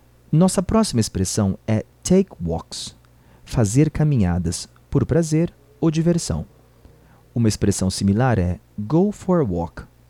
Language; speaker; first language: Portuguese; native; Portuguese